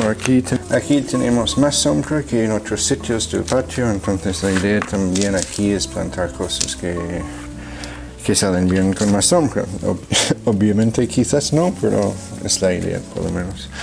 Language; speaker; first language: Spanish; non-native, fluent; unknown